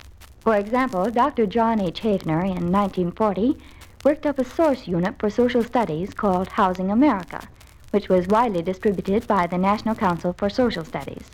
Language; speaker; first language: English; native; English